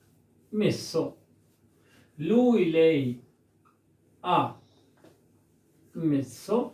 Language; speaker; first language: Italian; non-native, learner; Urdu